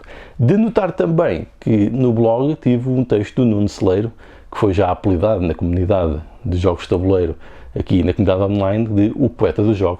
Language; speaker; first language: Portuguese; native; Portuguese